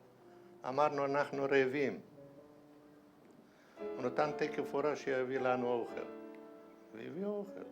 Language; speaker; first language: Hebrew; non-native, fluent; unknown